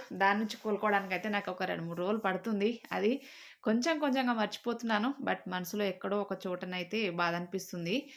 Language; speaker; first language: Telugu; native; Telugu